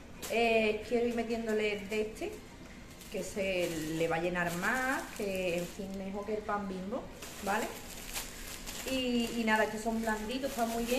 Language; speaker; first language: Spanish; native; Spanish